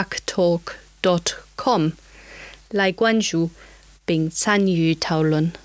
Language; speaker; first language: Chinese; non-native, fluent; German